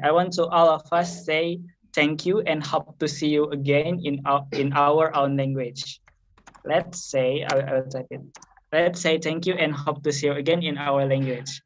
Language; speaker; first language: English; non-native, fluent; Indonesian